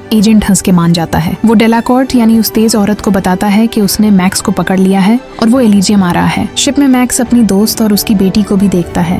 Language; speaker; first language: Hindi; native; Hindi